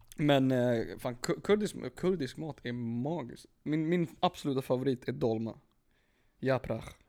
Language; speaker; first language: Swedish; early bilingual, other home language; Kurdish